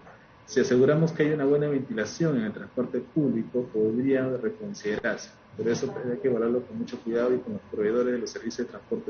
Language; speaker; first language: Spanish; native; Spanish